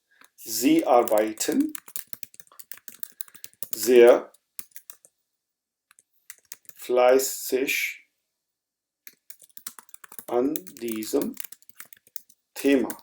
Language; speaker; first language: German; non-native, fluent; Urdu